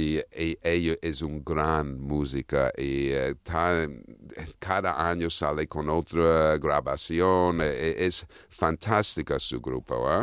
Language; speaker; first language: Spanish; non-native, fluent; English